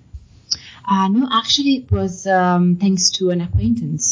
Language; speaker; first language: English; non-native, fluent; Italian